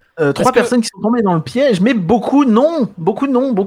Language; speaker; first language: French; native; French